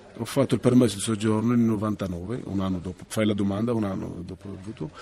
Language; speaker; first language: Italian; non-native, fluent; Arabic